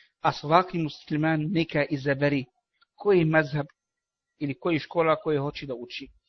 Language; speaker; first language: Bosnian; non-native, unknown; Arabic